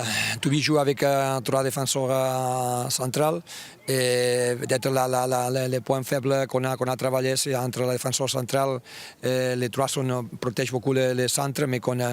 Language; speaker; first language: French; non-native, fluent; Spanish